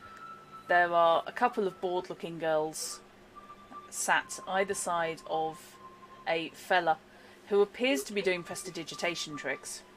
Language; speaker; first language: English; native; English